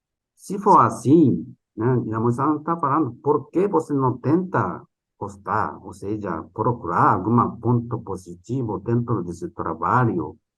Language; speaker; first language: Portuguese; non-native, fluent; Japanese